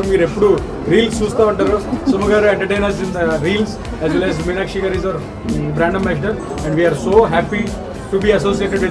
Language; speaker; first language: Telugu; native; Telugu